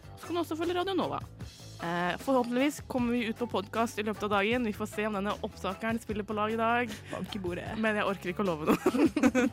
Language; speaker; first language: Norwegian; native; Norwegian